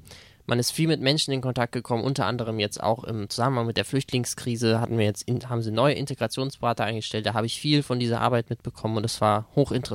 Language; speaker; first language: German; native; German